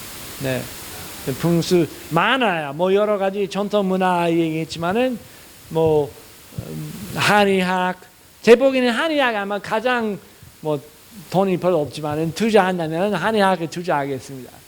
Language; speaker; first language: Korean; non-native, fluent; English